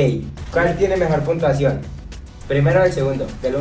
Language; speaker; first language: Spanish; native; Spanish